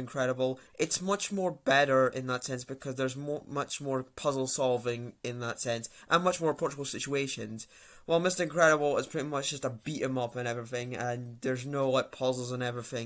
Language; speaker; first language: English; native; English